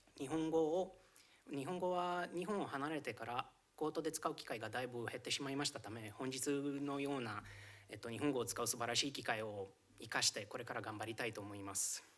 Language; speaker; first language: Japanese; non-native, fluent; Romanian